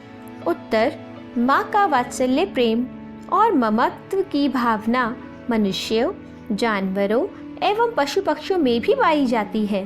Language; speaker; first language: Hindi; native; Hindi